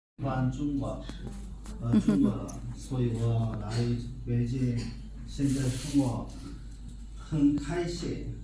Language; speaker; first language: Chinese; non-native, learner; Korean